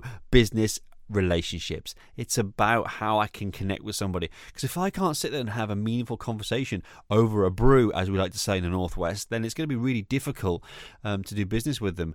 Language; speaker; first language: English; native; English